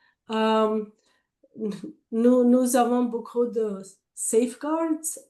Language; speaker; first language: French; non-native, learner; English